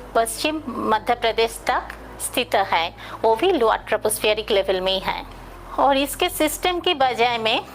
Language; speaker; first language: Hindi; non-native, local second language; Bangla